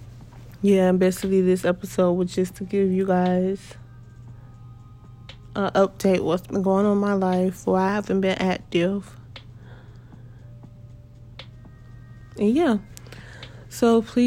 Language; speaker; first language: English; native; English